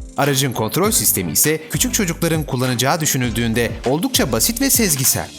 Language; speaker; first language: Turkish; native; Turkish